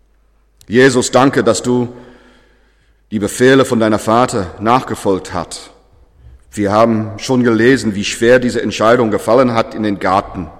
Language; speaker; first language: German; non-native, fluent; English